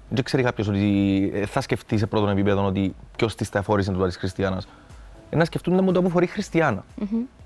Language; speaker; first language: Greek; native; Greek